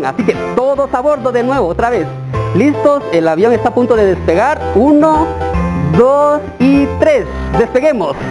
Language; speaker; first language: Spanish; native; Spanish